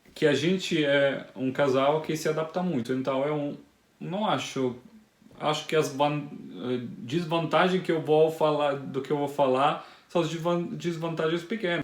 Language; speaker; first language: Portuguese; non-native, fluent; Italian